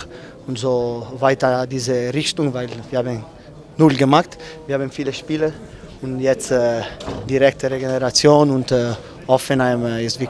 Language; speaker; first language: German; non-native, learner; Italian